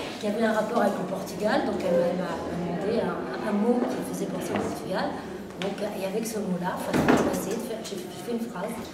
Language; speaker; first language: French; early bilingual, other home language; Portuguese